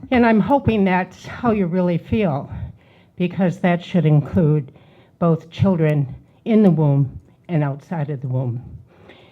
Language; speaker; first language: English; native; English